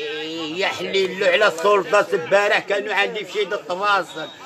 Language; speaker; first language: Arabic; native; Arabic